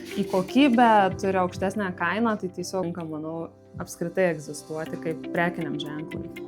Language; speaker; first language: Lithuanian; native; Lithuanian